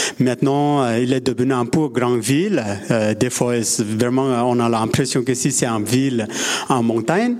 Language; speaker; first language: French; non-native, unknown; Sherpa